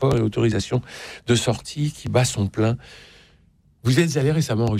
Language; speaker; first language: French; native; French